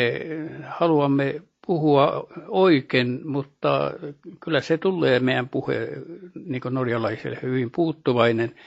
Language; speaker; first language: Finnish; early bilingual, heritage; Finnish